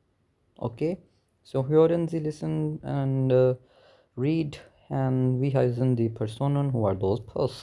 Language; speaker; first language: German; non-native, learner; Hindi